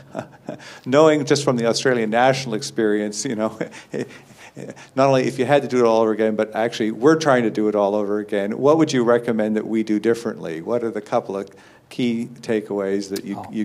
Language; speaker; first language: English; native; English